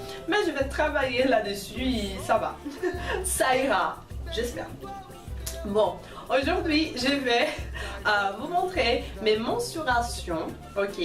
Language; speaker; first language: French; non-native, fluent; Portuguese